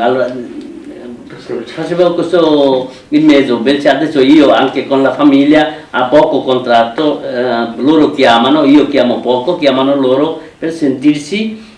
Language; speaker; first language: Italian; non-native, fluent; Bangla